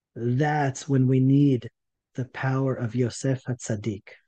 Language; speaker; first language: English; native; English